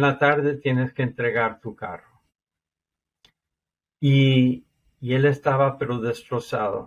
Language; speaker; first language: Spanish; non-native, fluent; English